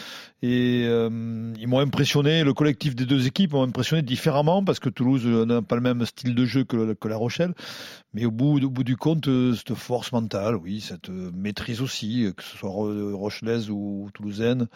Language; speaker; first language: French; native; French